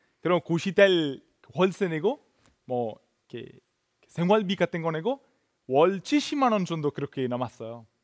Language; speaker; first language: Korean; non-native, fluent; Italian